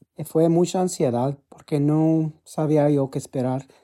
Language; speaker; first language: Spanish; early bilingual, heritage; Spanish